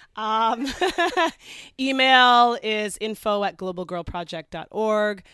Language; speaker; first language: English; native; English